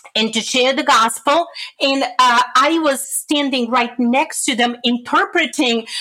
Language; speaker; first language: English; non-native, fluent; Bulgarian